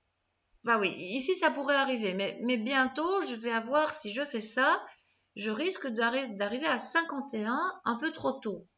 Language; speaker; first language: French; native; French